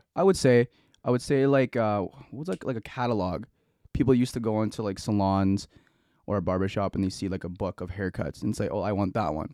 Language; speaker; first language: English; early bilingual, other home language; Vietnamese